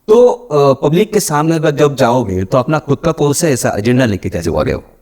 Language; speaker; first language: Hindi; non-native, local second language; Marathi